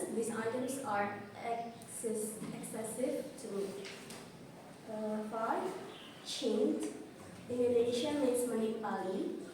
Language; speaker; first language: English; non-native, local second language; Indonesian